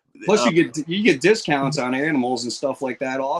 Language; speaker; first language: English; native; English